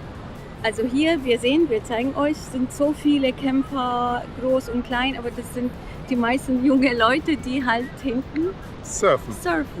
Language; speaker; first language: German; non-native, fluent; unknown